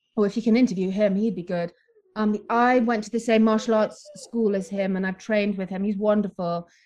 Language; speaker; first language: English; native; English